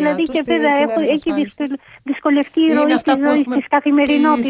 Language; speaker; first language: Greek; non-native, fluent; Albanian